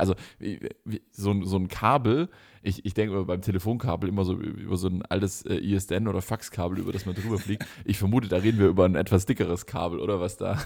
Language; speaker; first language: German; native; German